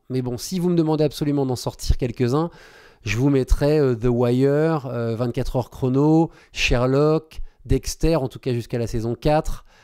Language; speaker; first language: French; native; French